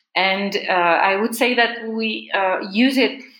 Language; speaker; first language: English; non-native, fluent; French